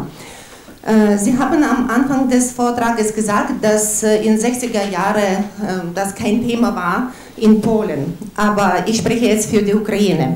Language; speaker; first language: German; non-native, fluent; Ukrainian